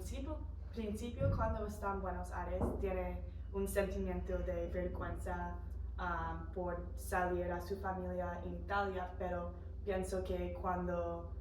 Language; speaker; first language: Spanish; non-native, fluent; English